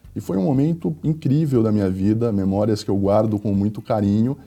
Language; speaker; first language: Portuguese; native; Portuguese